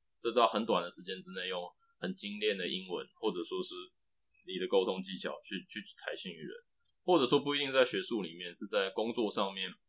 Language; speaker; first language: Chinese; native; Chinese